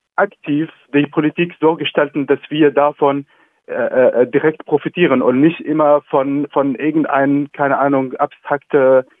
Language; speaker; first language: German; non-native, fluent; Arabic